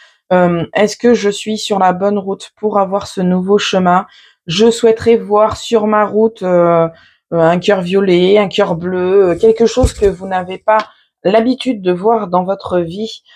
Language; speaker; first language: French; native; French